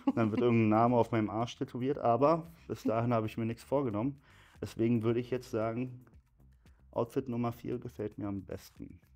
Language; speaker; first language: German; native; German